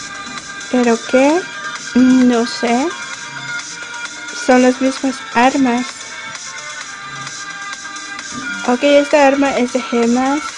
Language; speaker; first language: Spanish; early bilingual, heritage; Spanish